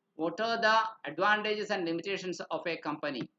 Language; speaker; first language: English; non-native, local second language; Malayalam